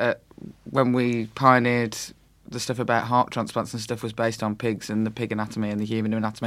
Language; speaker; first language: English; native; English